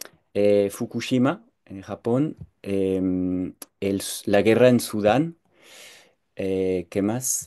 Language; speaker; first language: Spanish; non-native, fluent; French